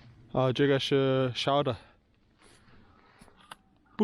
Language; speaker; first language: Chinese; non-native, learner; English